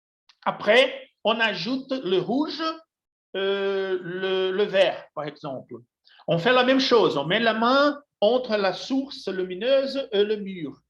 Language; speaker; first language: French; non-native, fluent; Portuguese